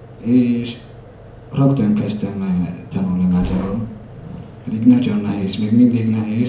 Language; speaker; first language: Hungarian; non-native, learner; Somali